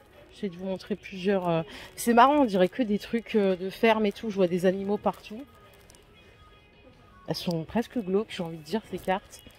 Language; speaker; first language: French; native; French